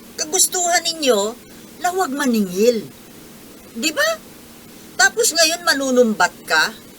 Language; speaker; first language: Filipino; native; Filipino